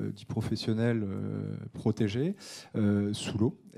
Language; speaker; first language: French; native; French